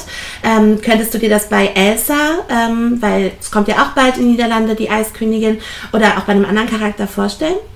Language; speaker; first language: German; native; German